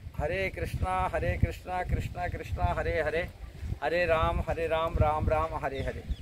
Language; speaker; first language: Hindi; non-native, local second language; Odia